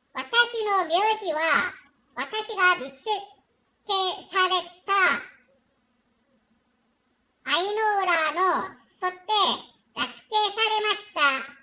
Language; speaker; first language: Japanese; non-native, learner; Korean